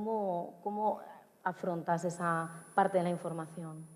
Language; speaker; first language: Spanish; native; Spanish